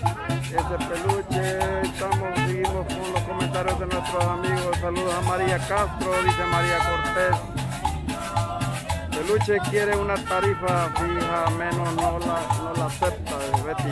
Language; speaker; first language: Spanish; native; Spanish